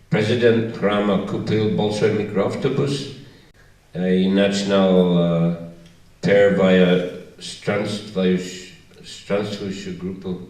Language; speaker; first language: Russian; non-native, fluent; English